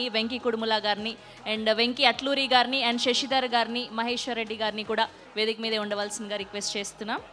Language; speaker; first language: Telugu; native; Telugu